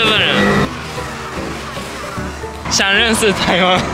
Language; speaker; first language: Chinese; early bilingual, heritage; Japanese